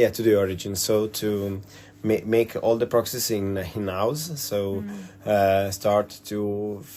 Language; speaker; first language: English; non-native, learner; Italian